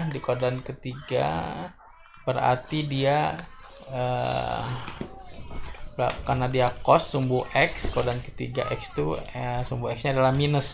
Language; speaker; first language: Indonesian; native; Indonesian